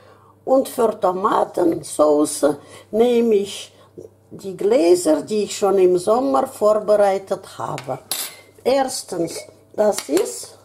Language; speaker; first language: German; non-native, fluent; Russian